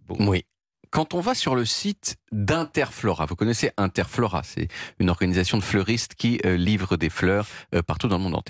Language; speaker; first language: French; native; French